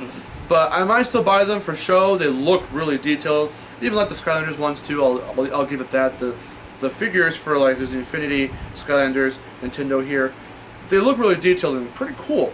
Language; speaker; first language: English; native; English